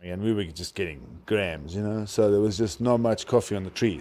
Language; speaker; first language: English; native; English